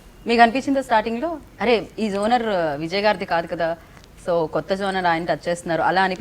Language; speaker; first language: Telugu; native; Telugu